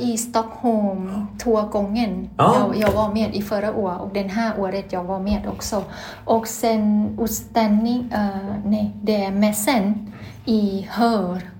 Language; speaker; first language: Swedish; non-native, learner; Thai